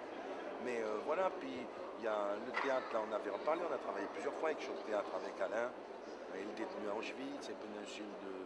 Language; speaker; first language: French; native; French